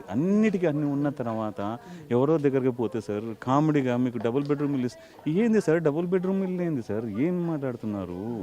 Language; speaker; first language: Telugu; native; Telugu